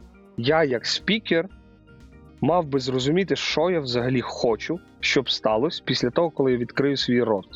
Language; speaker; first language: Ukrainian; native; Ukrainian